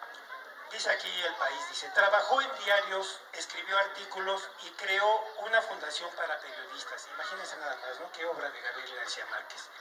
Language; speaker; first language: Spanish; native; Spanish